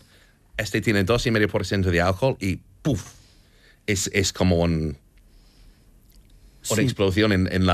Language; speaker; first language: Spanish; non-native, learner; English